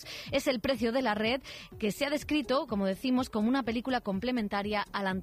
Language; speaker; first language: Spanish; native; Spanish